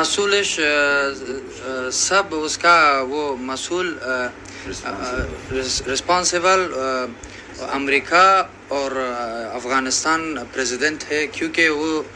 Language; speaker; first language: Hindi; non-native, learner; Persian